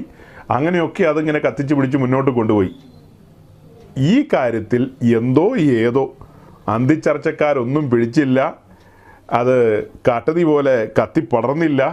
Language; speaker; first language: Malayalam; native; Malayalam